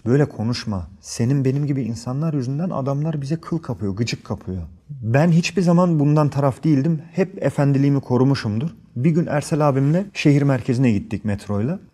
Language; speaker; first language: Turkish; early bilingual, heritage; Turkish